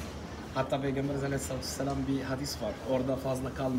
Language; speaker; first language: Turkish; non-native, learner; Arabic